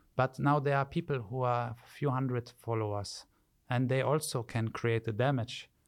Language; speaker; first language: English; early bilingual, other home language; German